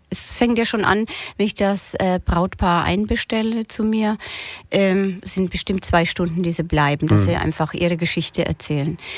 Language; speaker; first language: German; native; German